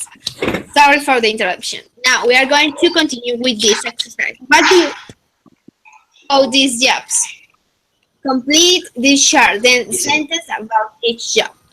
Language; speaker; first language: English; non-native, fluent; Spanish